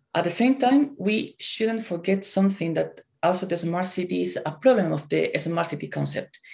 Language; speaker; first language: English; non-native, fluent; Spanish